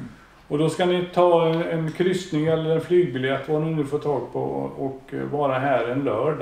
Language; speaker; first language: Swedish; native; Swedish